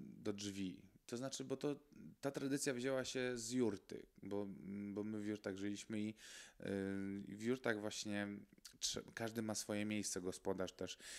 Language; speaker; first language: Polish; early bilingual, other home language; Mongolian